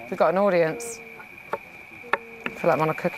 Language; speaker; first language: English; native; English